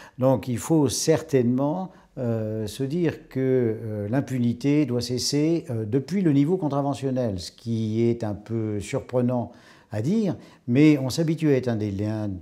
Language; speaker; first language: French; native; French